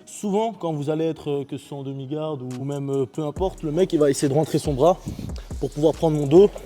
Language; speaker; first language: French; early bilingual, other home language; Chechen